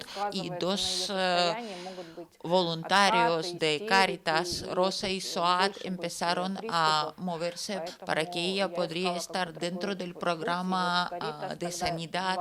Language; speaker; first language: Spanish; non-native, fluent; Ukrainian